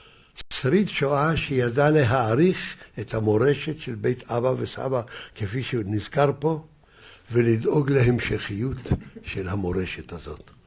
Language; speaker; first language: Hebrew; early bilingual, other home language; Yiddish